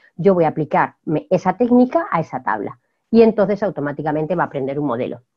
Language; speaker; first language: Spanish; native; Spanish